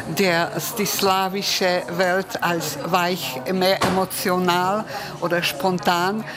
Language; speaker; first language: German; non-native, fluent; Czech